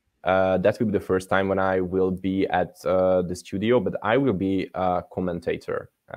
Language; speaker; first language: English; non-native, fluent; Hungarian